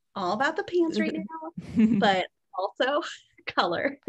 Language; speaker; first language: English; native; English